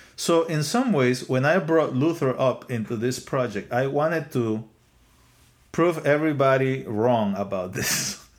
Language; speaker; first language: English; non-native, fluent; Spanish